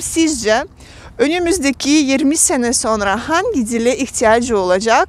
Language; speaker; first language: Turkish; non-native, fluent; Russian